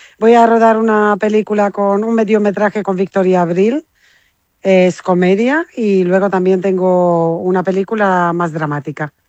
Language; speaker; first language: Spanish; non-native, fluent; Italian